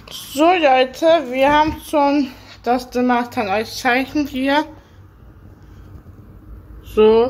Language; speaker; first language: German; early bilingual, other home language; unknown